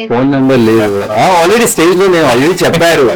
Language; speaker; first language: Telugu; non-native, learner; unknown